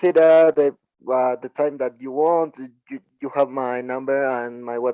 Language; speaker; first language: English; non-native, learner; Spanish